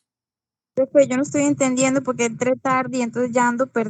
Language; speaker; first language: Spanish; native; Spanish